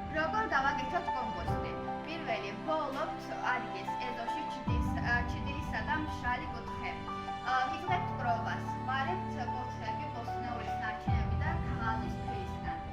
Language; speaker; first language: Georgian; non-native, local second language; Azerbaijani